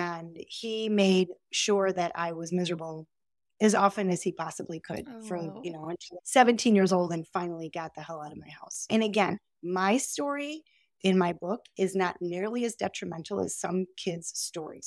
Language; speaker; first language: English; native; English